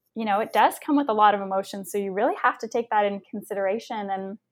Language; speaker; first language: English; native; English